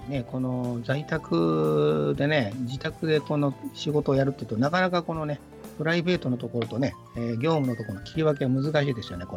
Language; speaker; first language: Japanese; native; Japanese